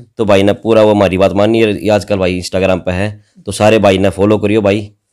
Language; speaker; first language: Hindi; native; Hindi